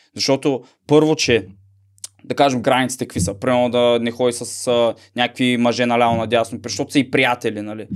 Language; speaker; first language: Bulgarian; native; Bulgarian